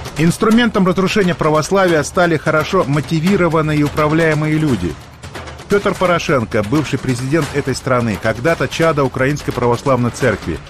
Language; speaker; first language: Russian; native; Russian